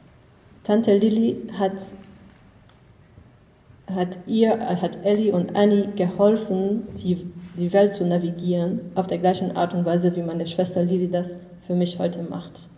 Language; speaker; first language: German; non-native, learner; English